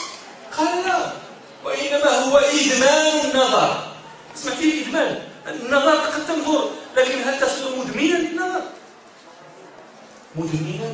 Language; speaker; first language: Arabic; native; Arabic